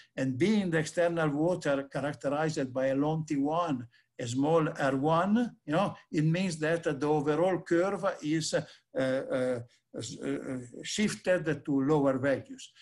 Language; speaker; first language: English; non-native, fluent; Italian